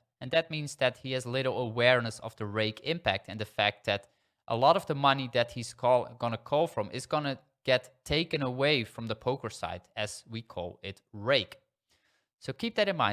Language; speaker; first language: English; non-native, fluent; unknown